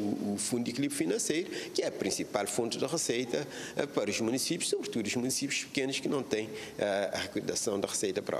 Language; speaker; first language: Portuguese; non-native, local second language; Kabuverdianu